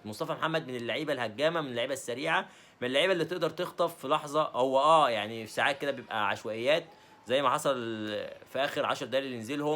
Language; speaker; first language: Arabic; native; Arabic